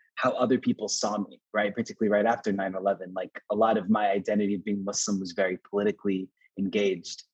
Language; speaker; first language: English; native; English